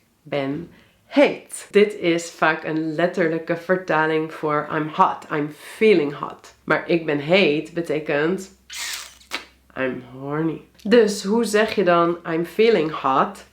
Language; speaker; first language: Dutch; native; Dutch